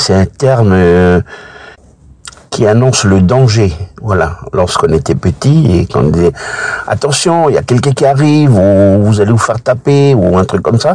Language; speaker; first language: French; native; French